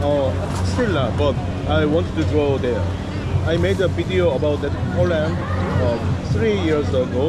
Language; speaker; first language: English; non-native, learner; Korean